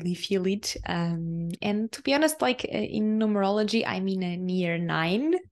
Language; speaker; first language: English; non-native, fluent; Portuguese